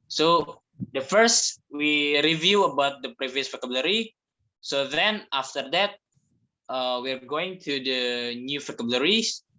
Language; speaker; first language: English; non-native, fluent; Indonesian